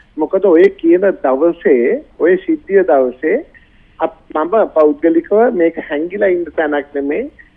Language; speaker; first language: Sinhala; native; Sinhala